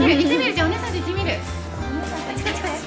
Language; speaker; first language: Japanese; native; Japanese